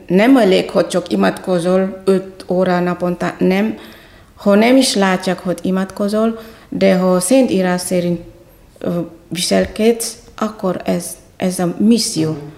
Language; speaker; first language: Hungarian; non-native, fluent; Batak Toba